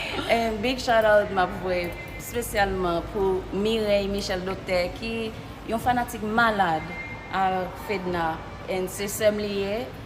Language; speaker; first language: French; non-native, learner; Haitian Creole